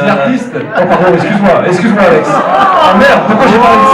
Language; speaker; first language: French; native; French